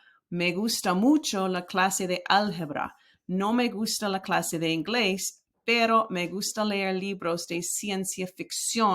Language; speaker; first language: Spanish; non-native, fluent; English